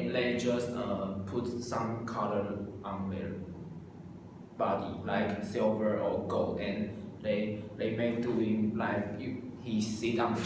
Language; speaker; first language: English; non-native, learner; Chinese